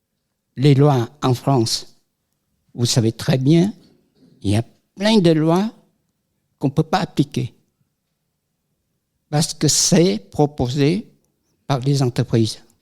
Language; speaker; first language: French; non-native, fluent; Vietnamese